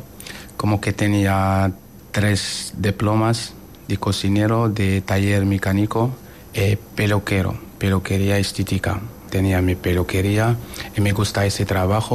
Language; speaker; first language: Spanish; non-native, learner; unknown